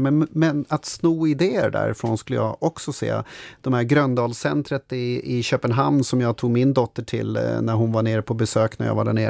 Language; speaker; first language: Swedish; native; Swedish